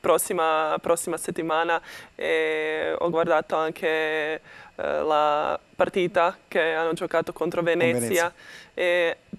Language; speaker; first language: Italian; non-native, learner; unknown